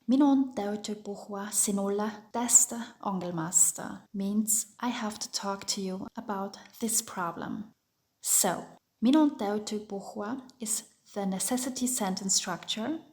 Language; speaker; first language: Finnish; non-native, fluent; German